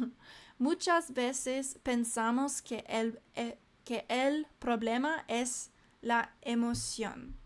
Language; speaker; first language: Spanish; non-native, learner; English